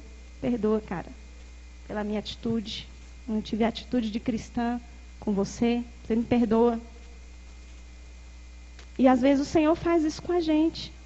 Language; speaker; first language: Portuguese; native; Portuguese